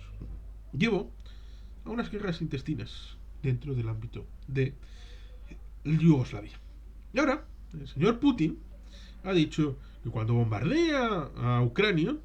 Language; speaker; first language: Spanish; native; Spanish